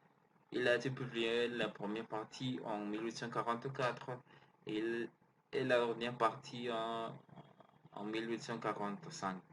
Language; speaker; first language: French; non-native, learner; Spanish